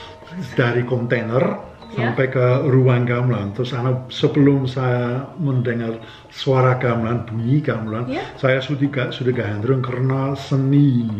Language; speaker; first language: Indonesian; non-native, fluent; English